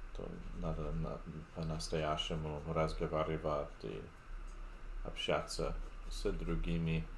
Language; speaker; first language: Russian; non-native, learner; English